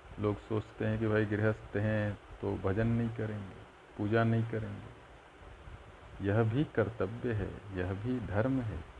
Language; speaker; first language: Hindi; native; Hindi